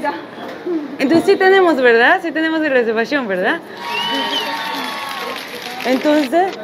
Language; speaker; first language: Spanish; non-native, fluent; Korean